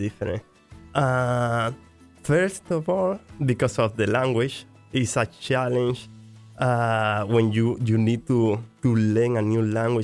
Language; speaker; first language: English; non-native, fluent; Spanish